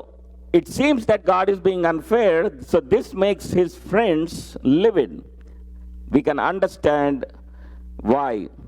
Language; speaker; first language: English; non-native, local second language; Telugu